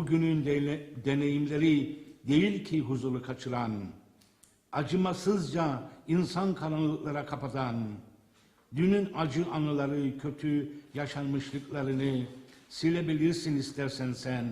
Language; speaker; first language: Turkish; native; Turkish